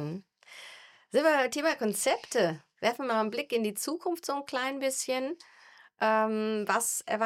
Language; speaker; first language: German; native; German